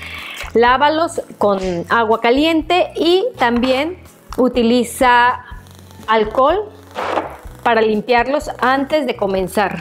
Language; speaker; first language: Spanish; native; Spanish